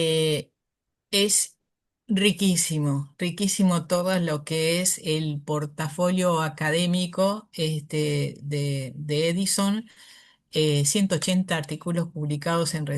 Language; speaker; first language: Spanish; native; Spanish